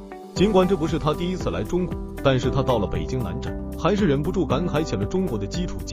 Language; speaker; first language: Chinese; native; Chinese